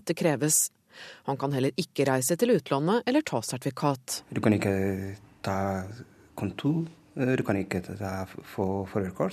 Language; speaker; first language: Norwegian; non-native, learner; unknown